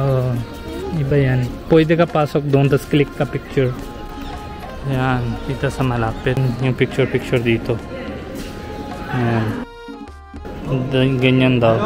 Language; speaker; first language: Filipino; non-native, learner; Hindi